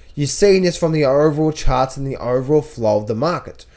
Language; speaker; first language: English; native; English